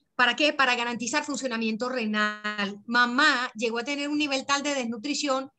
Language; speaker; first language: Spanish; native; Spanish